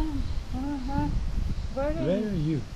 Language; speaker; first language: English; non-native, learner; Turkish